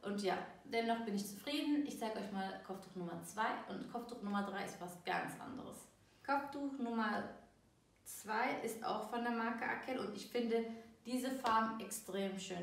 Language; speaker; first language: German; early bilingual, other home language; Turkish